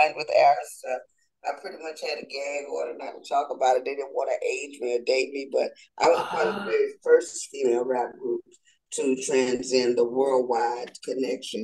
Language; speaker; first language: English; native; English